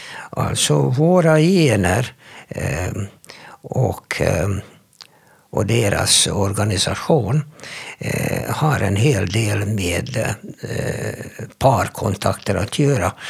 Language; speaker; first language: Swedish; non-native, fluent; Hungarian